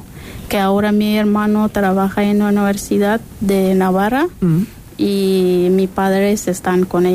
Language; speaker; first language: Spanish; non-native, learner; Persian